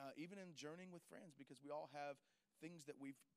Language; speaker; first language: English; native; English